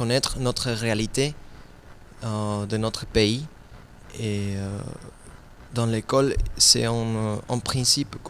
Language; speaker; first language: French; non-native, learner; Spanish